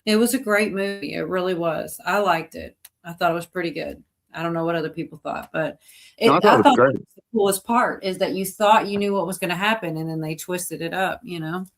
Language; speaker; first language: English; native; English